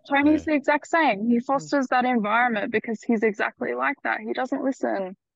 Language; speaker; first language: English; native; English